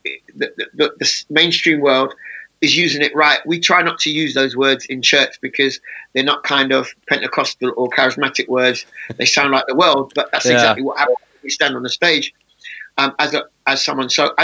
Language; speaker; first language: English; native; English